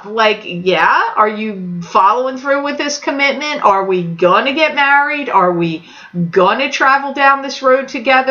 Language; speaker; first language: English; native; English